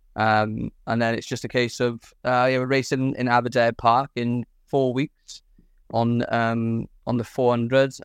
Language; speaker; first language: English; native; English